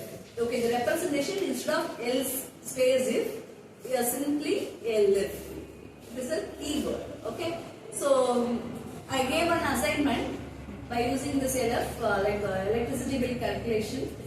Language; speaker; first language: English; non-native, local second language; Tamil